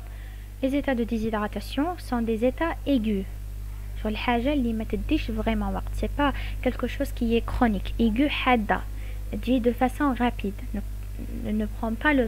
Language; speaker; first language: French; non-native, local second language; Arabic